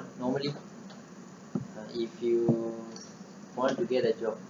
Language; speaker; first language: English; non-native, learner; Malay